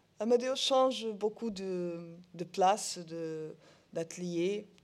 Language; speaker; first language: French; non-native, learner; Portuguese